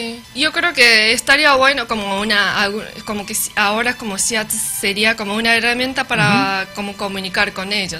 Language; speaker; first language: Spanish; non-native, learner; Japanese